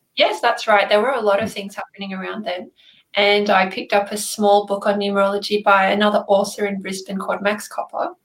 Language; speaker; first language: English; native; English